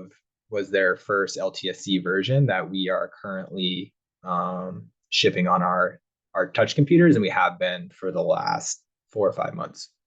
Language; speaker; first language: English; native; English